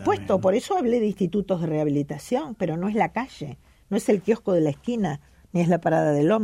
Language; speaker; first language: Spanish; native; Spanish